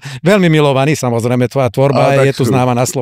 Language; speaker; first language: Slovak; native; Slovak